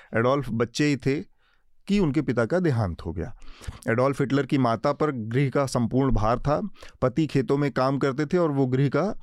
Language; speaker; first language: Hindi; native; Hindi